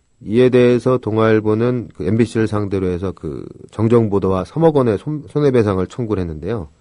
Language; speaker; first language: Korean; native; Korean